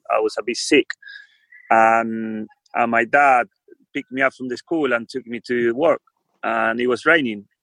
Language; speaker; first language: English; non-native, fluent; Spanish